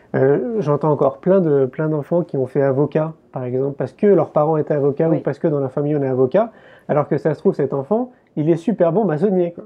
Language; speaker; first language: French; native; French